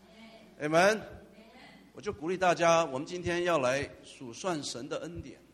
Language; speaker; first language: Chinese; native; Chinese